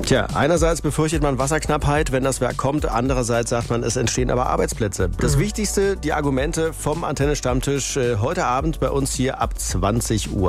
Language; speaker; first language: German; native; German